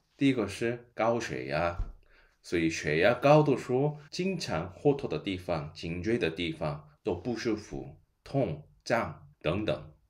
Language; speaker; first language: Chinese; non-native, fluent; Korean